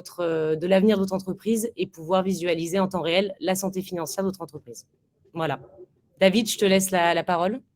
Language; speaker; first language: French; native; French